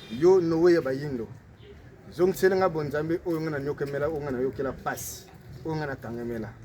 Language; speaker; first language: Lingala; non-native, local second language; Kongo